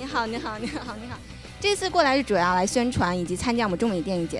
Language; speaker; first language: Chinese; native; Chinese